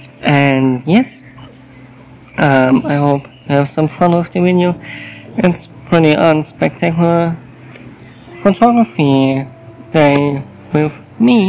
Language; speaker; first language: English; non-native, fluent; German